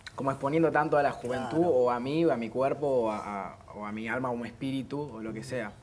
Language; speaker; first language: Spanish; native; Spanish